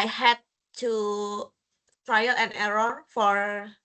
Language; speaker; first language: English; non-native, fluent; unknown